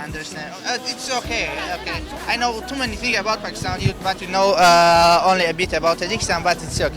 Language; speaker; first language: English; non-native, learner; Persian